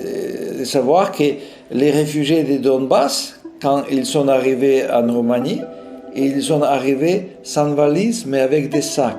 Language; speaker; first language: French; non-native, fluent; Russian